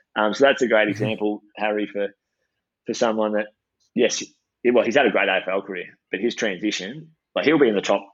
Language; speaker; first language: English; native; English